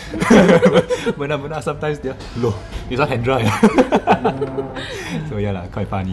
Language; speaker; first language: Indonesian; non-native, learner; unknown